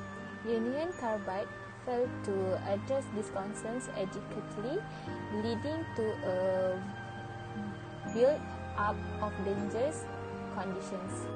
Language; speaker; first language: English; non-native, local second language; Malay